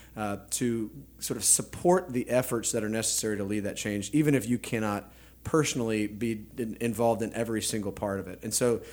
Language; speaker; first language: English; native; English